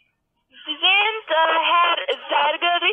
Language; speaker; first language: German; non-native, learner; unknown